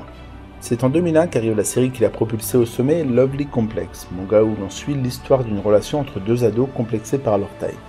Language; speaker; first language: French; native; French